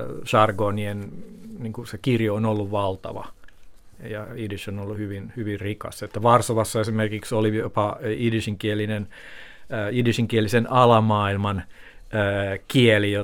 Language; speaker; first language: Finnish; native; Finnish